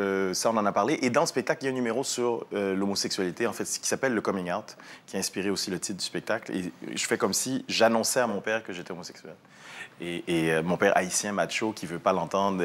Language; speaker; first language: French; native; French